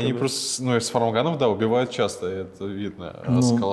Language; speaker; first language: Russian; native; Russian